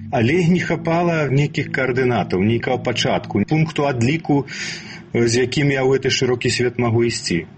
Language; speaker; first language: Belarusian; non-native, local second language; Russian